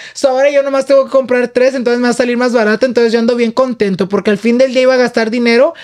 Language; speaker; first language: Spanish; early bilingual, heritage; Spanish